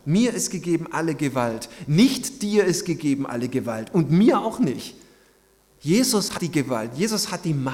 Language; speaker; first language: German; native; German